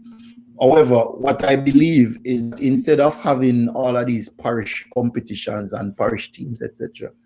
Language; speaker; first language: English; native; English